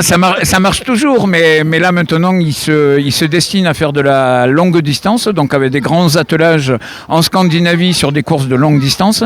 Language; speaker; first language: French; native; French